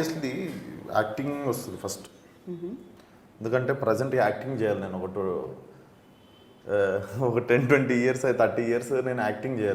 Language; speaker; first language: Telugu; native; Telugu